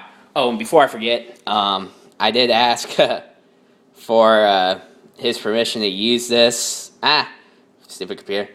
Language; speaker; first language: English; native; English